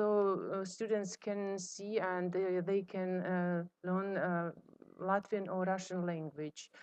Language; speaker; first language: English; non-native, fluent; Russian